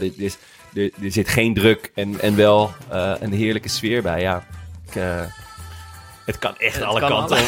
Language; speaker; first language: Dutch; native; Dutch